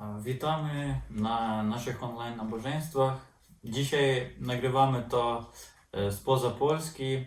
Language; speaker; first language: Polish; non-native, fluent; Ukrainian